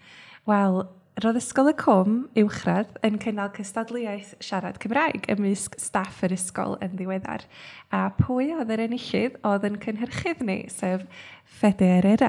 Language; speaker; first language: Welsh; native; Welsh